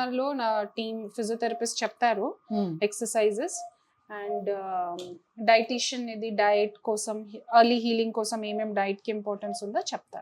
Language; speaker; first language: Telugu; non-native, fluent; Hindi